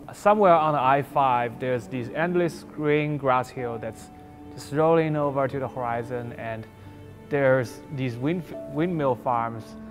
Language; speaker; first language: English; non-native, fluent; Chinese